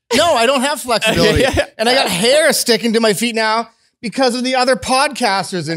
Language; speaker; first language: English; native; English